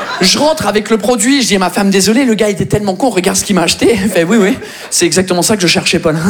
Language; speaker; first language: French; non-native, fluent; English